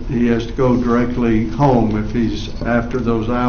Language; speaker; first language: English; native; English